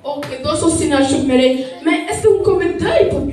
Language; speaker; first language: Swedish; early bilingual, other home language; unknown